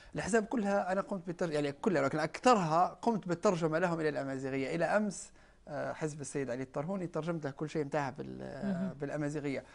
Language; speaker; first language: Arabic; non-native, local second language; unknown